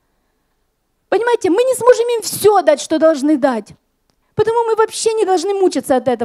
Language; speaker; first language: Russian; native; Russian